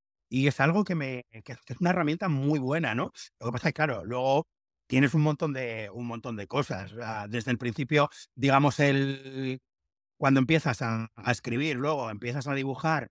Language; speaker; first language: Spanish; native; Spanish